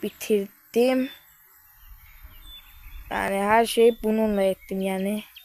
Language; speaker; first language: Turkish; non-native, learner; Azerbaijani